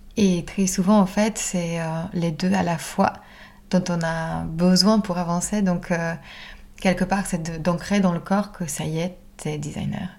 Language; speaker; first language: French; non-native, fluent; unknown